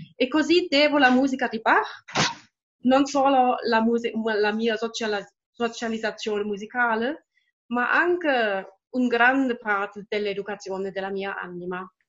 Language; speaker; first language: Italian; non-native, fluent; German